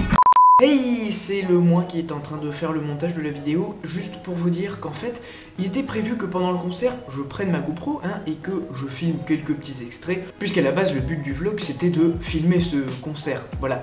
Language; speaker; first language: French; native; French